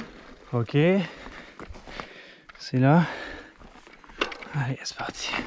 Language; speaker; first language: French; native; French